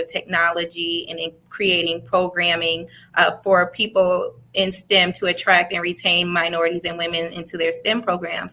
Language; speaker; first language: English; native; English